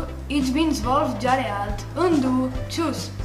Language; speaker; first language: German; non-native, learner; Catalan